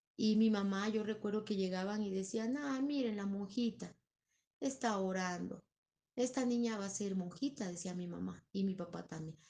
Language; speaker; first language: Spanish; native; Spanish